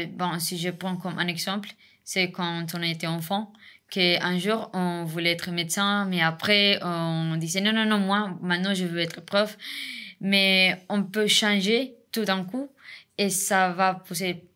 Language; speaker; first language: French; non-native, fluent; Spanish